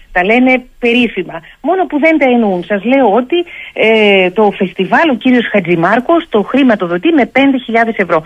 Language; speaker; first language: Greek; native; Greek